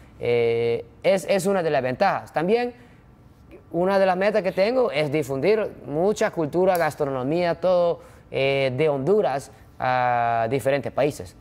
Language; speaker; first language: Spanish; non-native, fluent; Japanese